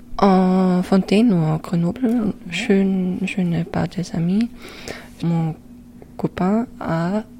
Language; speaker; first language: French; non-native, learner; German